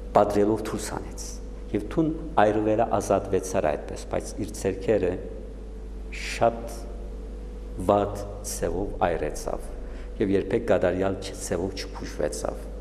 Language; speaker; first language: Armenian; native; Armenian